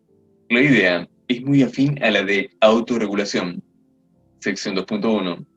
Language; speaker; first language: Spanish; native; Spanish